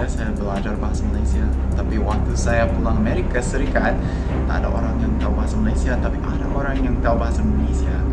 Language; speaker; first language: Indonesian; non-native, fluent; English